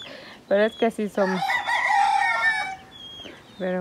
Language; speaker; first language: Spanish; native; Spanish